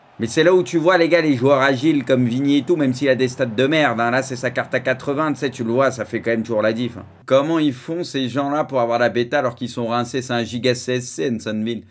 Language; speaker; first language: French; native; French